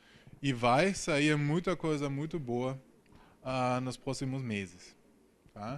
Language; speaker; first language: Portuguese; non-native, fluent; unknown